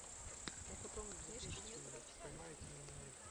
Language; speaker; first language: Russian; native; Russian